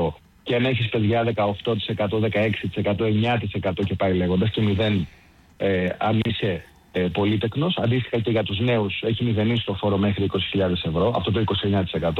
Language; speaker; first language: Greek; native; Greek